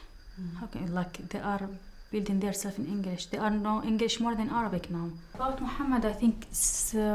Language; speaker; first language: English; non-native, learner; Arabic